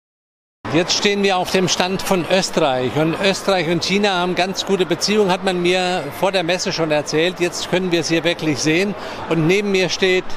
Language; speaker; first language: German; native; German